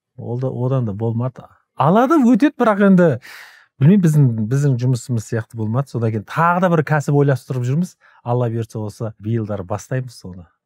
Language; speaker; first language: Kazakh; native; Kazakh